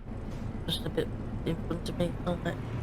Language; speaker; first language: English; native; English